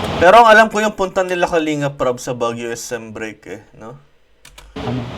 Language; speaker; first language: Filipino; native; Filipino